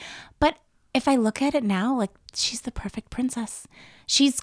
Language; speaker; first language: English; native; English